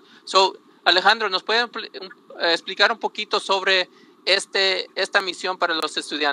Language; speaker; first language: Spanish; early bilingual, heritage; Spanish